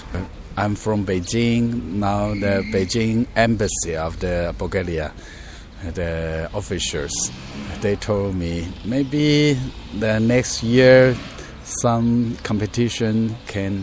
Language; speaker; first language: English; non-native, learner; Chinese